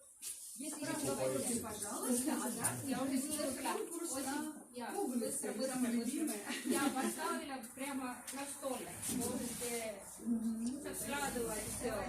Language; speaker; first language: Russian; non-native, local second language; Estonian